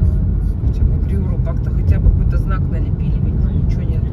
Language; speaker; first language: Russian; native; Russian